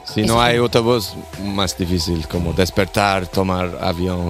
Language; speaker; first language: Spanish; non-native, learner; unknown